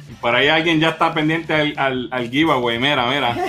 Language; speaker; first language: Spanish; native; Spanish